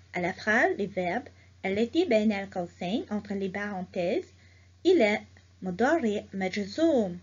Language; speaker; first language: French; non-native, local second language; Morisyen